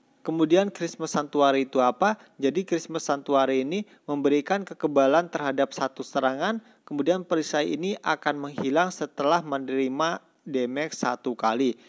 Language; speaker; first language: Indonesian; native; Indonesian